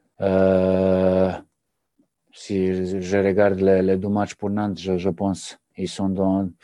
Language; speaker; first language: French; non-native, learner; Serbian